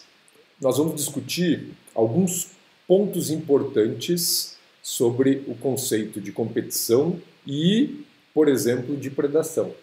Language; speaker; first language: Portuguese; native; Portuguese